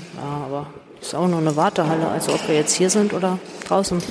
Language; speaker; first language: German; native; German